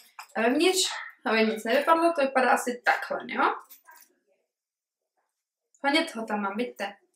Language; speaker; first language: Czech; early bilingual, heritage; Czech